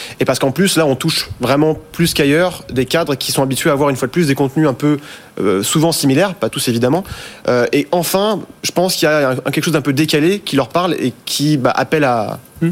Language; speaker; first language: French; native; French